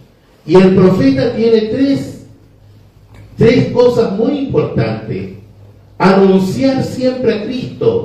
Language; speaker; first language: Spanish; native; Spanish